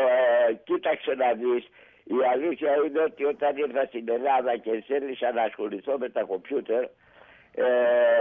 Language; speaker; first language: Greek; native; Greek